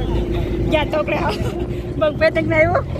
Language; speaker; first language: Thai; non-native, local second language; Lao